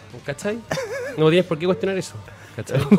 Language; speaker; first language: Spanish; native; Spanish